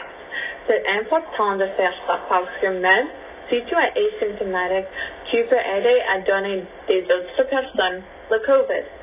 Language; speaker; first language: French; non-native, learner; English